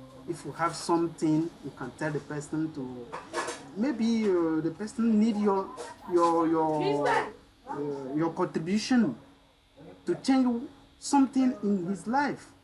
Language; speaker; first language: English; non-native, learner; French